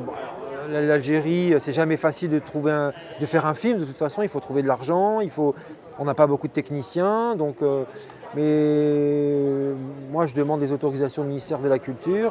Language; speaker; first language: French; non-native, local second language; Arabic